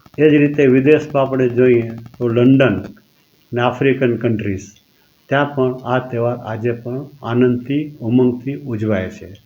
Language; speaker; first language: Gujarati; non-native, local second language; Kachhi